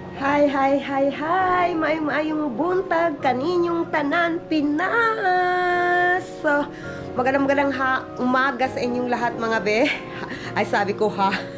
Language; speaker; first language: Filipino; non-native, local second language; Cebuano